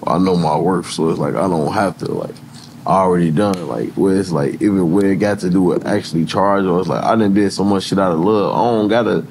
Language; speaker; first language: English; native; English